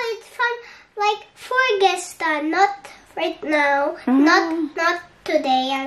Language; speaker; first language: English; early bilingual, other home language; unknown